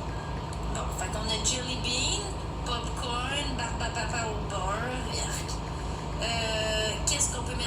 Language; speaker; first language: French; native; French